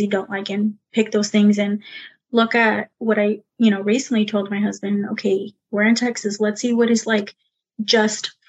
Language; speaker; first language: English; early bilingual, other home language; Spanish